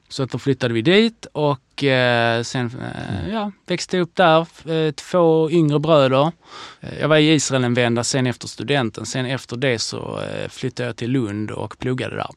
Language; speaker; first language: Swedish; early bilingual, other home language; Hebrew